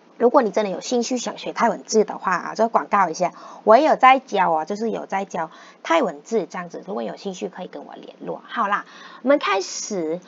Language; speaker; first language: Chinese; non-native, fluent; Thai